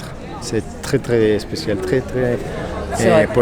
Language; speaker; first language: French; non-native, fluent; Spanish